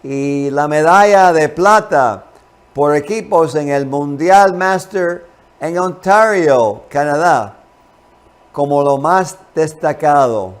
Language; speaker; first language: Spanish; non-native, fluent; English